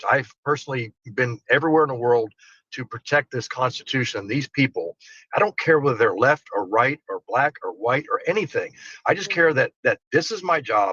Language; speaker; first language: English; native; English